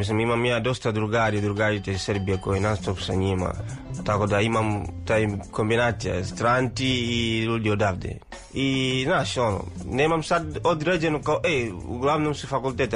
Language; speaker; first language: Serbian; non-native, fluent; Swahili